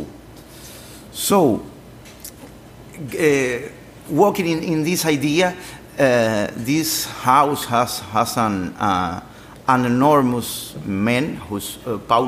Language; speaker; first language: English; non-native, learner; Spanish